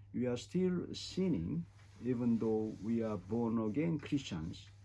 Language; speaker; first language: English; non-native, fluent; Korean